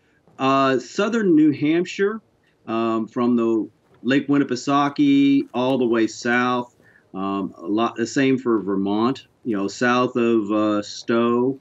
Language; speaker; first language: English; native; English